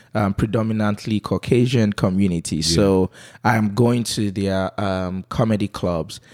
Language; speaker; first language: English; non-native, local second language; Yoruba